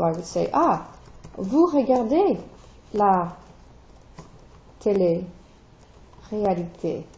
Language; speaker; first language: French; non-native, fluent; English